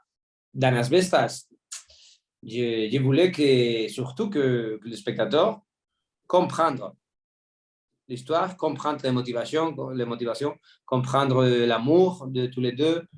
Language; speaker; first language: French; non-native, fluent; Spanish